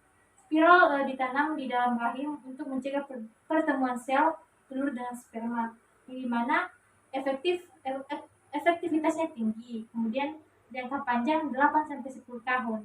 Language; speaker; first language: Indonesian; native; Indonesian